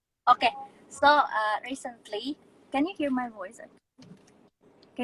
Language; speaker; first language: English; non-native, fluent; Indonesian